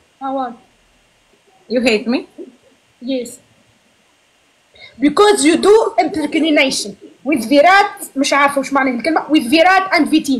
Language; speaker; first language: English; non-native, learner; Arabic